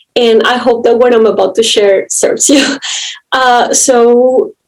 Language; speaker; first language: English; non-native, fluent; Spanish